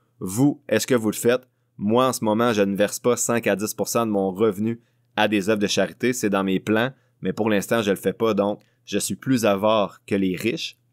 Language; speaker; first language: French; native; French